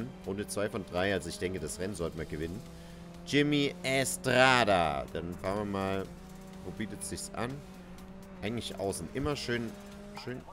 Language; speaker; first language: German; native; German